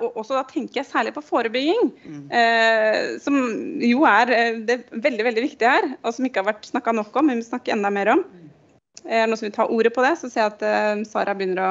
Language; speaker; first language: Norwegian; native; Norwegian